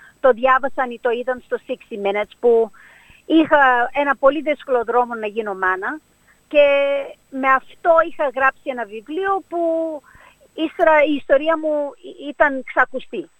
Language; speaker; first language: Greek; early bilingual, heritage; Greek